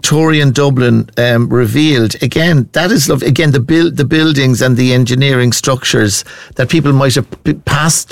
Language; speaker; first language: English; native; English